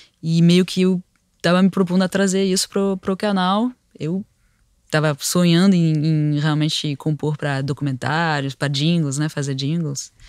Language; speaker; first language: Portuguese; non-native, fluent; French